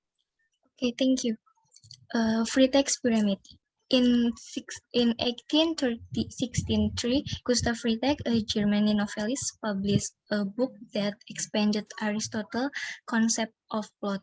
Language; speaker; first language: English; non-native, learner; Indonesian